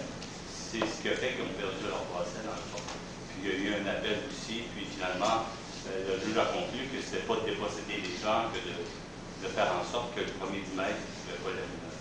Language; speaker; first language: French; native; French